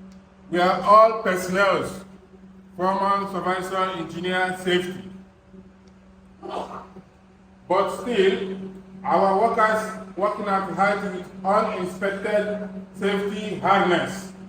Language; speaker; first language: English; non-native, fluent; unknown